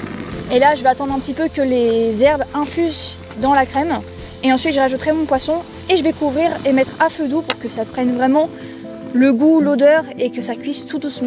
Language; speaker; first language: French; native; French